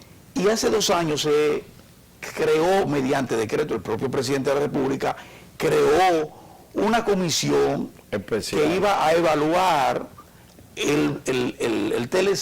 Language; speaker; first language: Spanish; native; Spanish